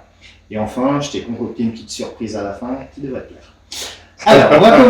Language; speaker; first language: French; native; French